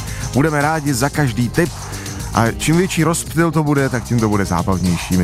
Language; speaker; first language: Czech; native; Czech